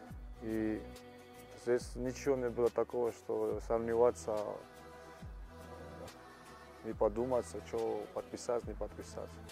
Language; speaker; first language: Russian; non-native, fluent; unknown